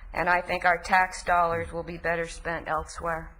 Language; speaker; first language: English; native; English